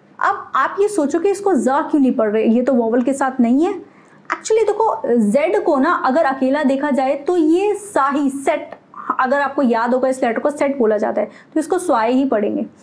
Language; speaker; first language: Hindi; native; Hindi